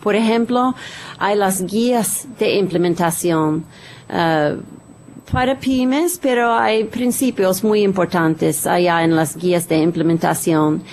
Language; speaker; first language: Spanish; non-native, fluent; English